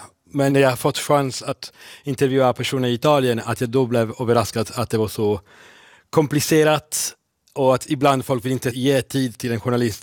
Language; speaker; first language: Swedish; non-native, fluent; Italian